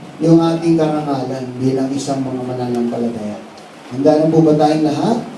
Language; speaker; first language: Filipino; non-native, local second language; Cebuano